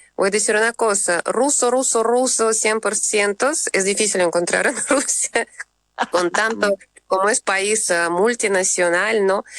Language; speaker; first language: Spanish; non-native, fluent; Russian